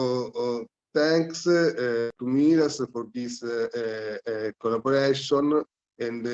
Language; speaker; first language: English; non-native, learner; Italian